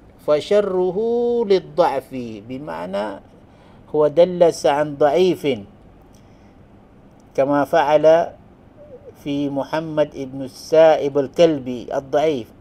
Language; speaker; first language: Arabic; non-native, fluent; Malay